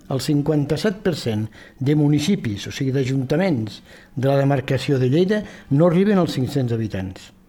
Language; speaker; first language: Catalan; native; Catalan